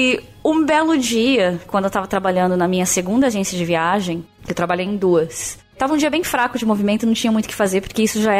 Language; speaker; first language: Portuguese; native; Portuguese